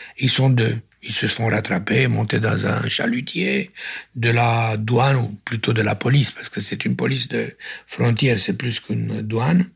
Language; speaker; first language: French; non-native, fluent; Romanian